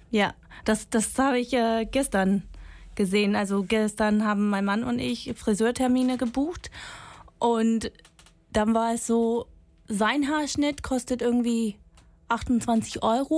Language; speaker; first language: German; non-native, fluent; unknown